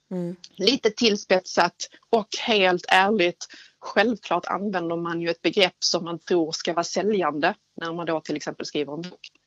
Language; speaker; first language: Swedish; native; Swedish